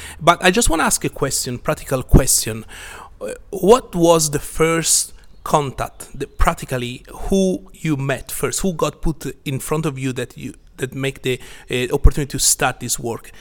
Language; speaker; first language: English; non-native, fluent; Italian